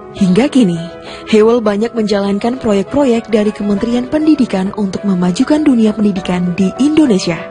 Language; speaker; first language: Indonesian; native; Indonesian